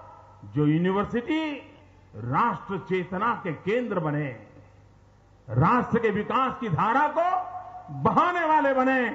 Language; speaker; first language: Hindi; non-native, local second language; Gujarati